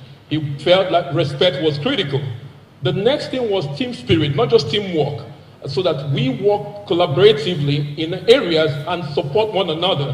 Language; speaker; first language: English; non-native, local second language; Igbo